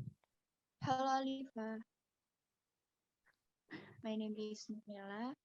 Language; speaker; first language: English; non-native, learner; Indonesian